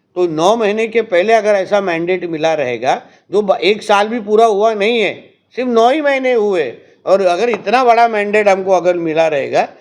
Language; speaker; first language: Hindi; non-native, local second language; Marathi